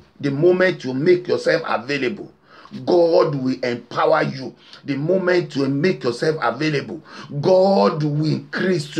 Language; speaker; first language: English; non-native, local second language; Yoruba